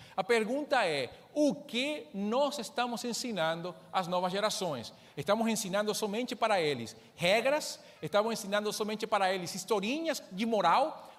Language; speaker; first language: Portuguese; non-native, fluent; Spanish